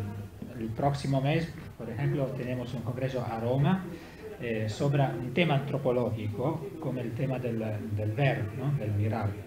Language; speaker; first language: Spanish; non-native, learner; Italian